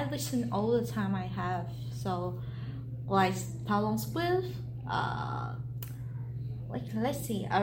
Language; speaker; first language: English; non-native, learner; Vietnamese